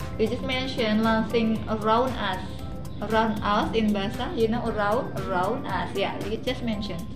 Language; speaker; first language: English; non-native, fluent; Indonesian